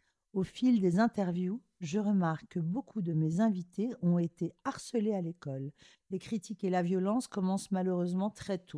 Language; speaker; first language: French; native; French